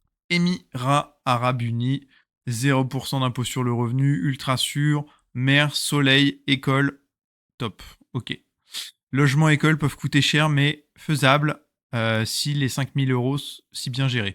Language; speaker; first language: French; native; French